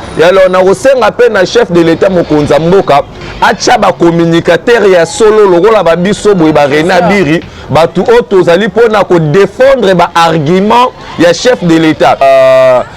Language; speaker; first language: Lingala; native; Lingala